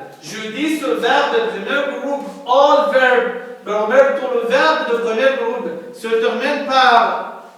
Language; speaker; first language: French; non-native, learner; Arabic